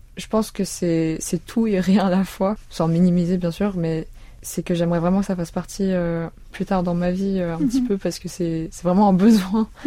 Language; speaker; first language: French; early bilingual, other home language; Korean